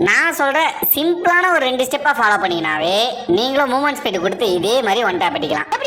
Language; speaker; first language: Tamil; native; Tamil